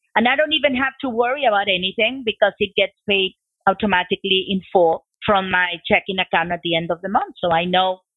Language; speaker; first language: English; non-native, fluent; Spanish